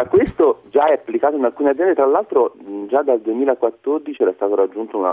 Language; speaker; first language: Italian; native; Italian